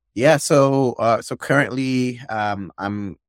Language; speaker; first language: English; native; English